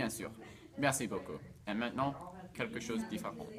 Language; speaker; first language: French; non-native, learner; English